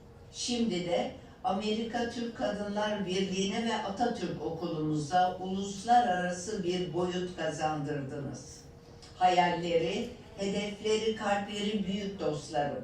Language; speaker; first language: Turkish; native; Turkish